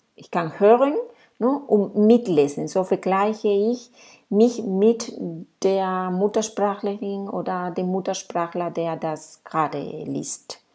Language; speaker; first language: German; non-native, fluent; Spanish